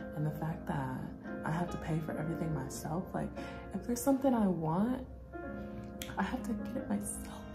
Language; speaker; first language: English; native; English